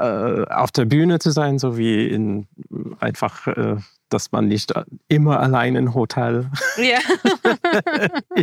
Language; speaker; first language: German; non-native, fluent; English